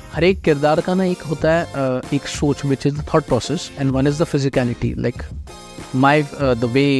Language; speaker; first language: Hindi; non-native, local second language; Marathi